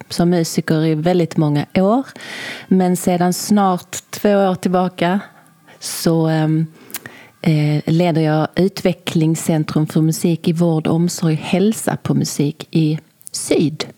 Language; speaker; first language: Swedish; native; Swedish